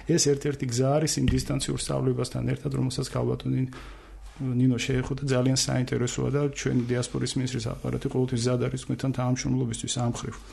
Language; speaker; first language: Georgian; native; Georgian